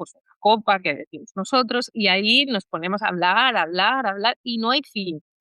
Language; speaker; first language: Spanish; native; Spanish